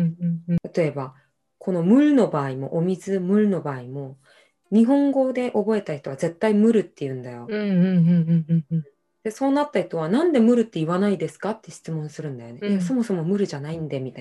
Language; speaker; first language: Japanese; non-native, fluent; Korean